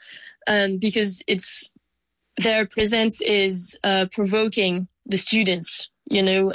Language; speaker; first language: English; non-native, fluent; French